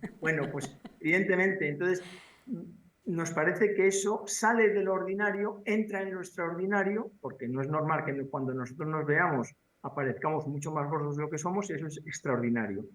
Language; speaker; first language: Spanish; native; Spanish